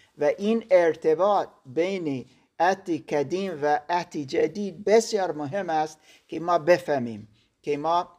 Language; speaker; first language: Persian; non-native, learner; German